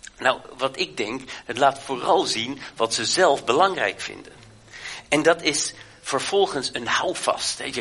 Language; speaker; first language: Dutch; native; Dutch